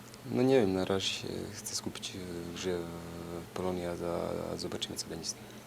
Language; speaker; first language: Polish; non-native, fluent; Serbian